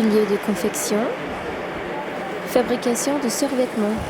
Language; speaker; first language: French; native; French